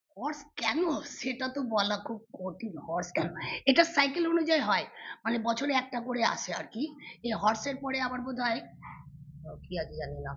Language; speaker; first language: Bangla; non-native, local second language; Hakka Chinese